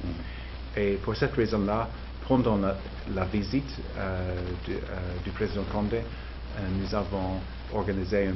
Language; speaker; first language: French; non-native, fluent; English